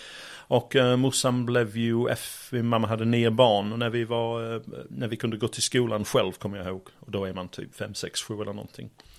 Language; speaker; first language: Swedish; non-native, fluent; English